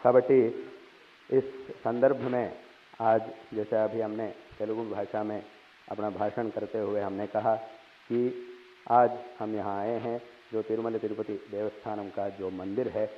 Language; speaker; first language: Hindi; non-native, local second language; Telugu